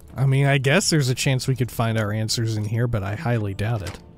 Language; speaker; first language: English; native; English